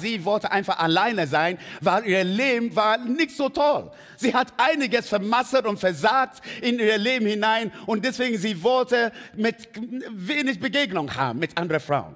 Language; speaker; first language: German; non-native, fluent; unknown